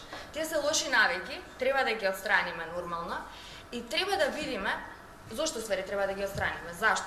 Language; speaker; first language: Macedonian; native; Macedonian